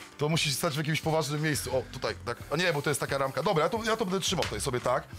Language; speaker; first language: Polish; native; Polish